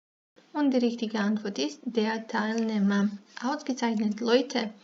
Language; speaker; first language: German; non-native, fluent; Serbian